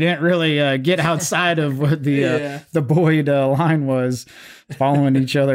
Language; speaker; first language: English; native; English